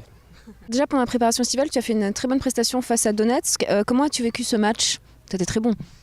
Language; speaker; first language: French; native; French